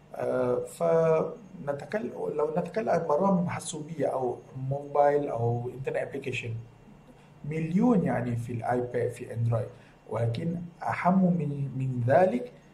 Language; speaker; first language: Arabic; non-native, fluent; Malay